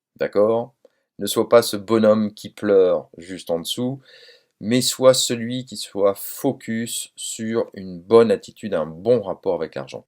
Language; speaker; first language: French; native; French